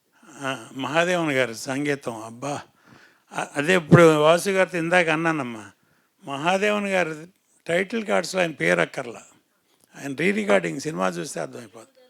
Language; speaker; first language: Telugu; native; Telugu